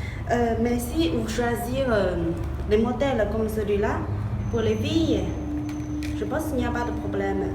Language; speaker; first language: French; non-native, fluent; Chinese